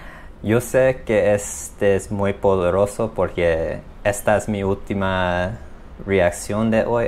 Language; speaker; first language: Spanish; non-native, learner; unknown